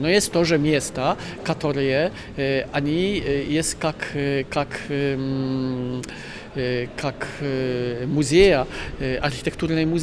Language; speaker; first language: Russian; non-native, learner; Polish